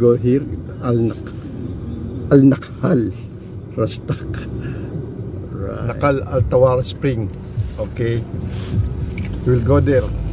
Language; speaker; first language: English; non-native, learner; Filipino